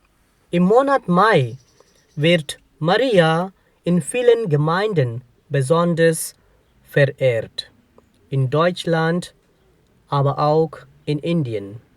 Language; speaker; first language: German; non-native, fluent; Telugu